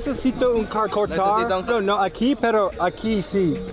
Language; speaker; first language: Spanish; non-native, learner; English